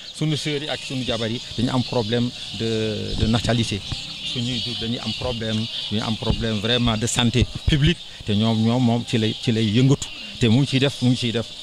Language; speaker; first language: Wolof; non-native, local second language; Fula